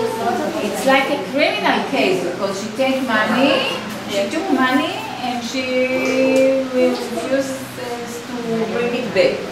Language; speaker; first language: English; non-native, fluent; Hebrew